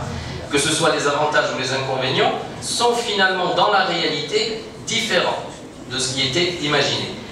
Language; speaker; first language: French; non-native, local second language; Arabic